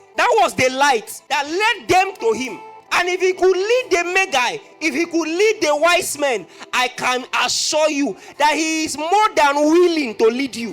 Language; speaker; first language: English; non-native, local second language; Yoruba